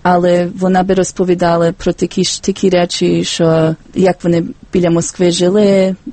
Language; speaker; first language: Ukrainian; early bilingual, heritage; Ukrainian